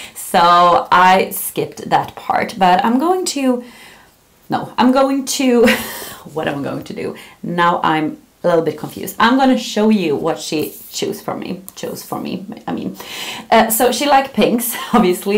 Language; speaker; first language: English; non-native, fluent; Swedish